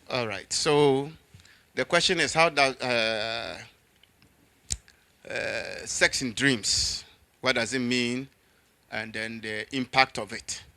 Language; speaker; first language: English; non-native, local second language; Akan